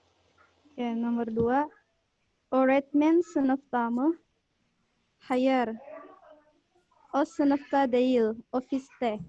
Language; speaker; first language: Turkish; non-native, learner; Indonesian